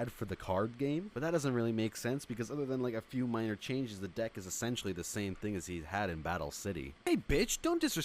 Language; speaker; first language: English; native; English